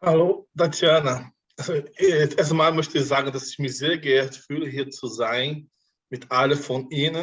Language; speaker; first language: German; non-native, fluent; Portuguese